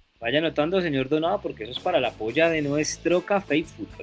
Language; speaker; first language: Spanish; native; Spanish